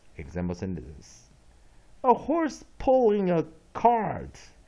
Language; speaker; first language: English; non-native, fluent; Chinese